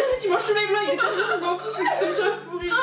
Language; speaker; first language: French; native; French